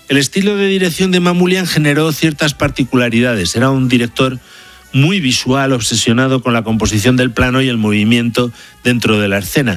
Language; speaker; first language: Spanish; native; Spanish